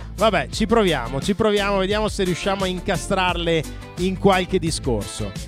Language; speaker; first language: Italian; native; Italian